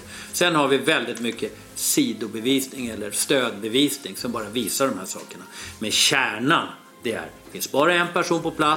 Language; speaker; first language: Swedish; native; Swedish